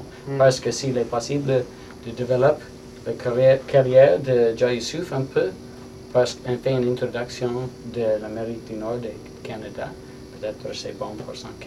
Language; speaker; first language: French; non-native, learner; English